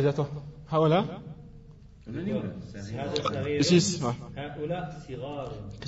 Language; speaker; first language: Arabic; non-native, learner; French